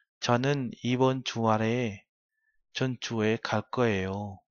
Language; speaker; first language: Korean; non-native, learner; Vietnamese